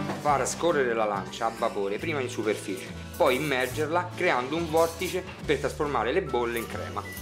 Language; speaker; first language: Italian; native; Italian